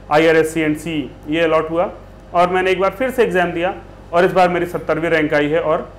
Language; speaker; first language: Hindi; native; Hindi